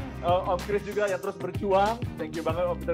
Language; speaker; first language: Indonesian; native; Indonesian